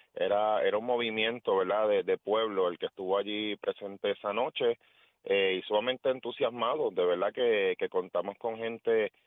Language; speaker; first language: Spanish; native; Spanish